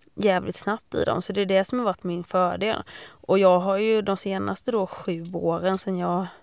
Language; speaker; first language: Swedish; native; Swedish